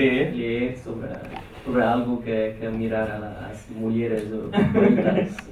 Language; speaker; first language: Portuguese; non-native, learner; Spanish